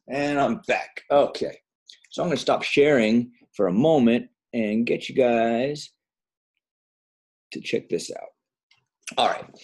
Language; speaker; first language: English; native; English